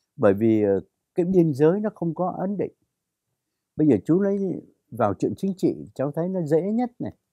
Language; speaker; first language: Vietnamese; native; Vietnamese